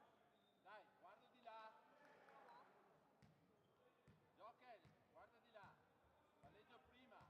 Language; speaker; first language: Italian; native; Italian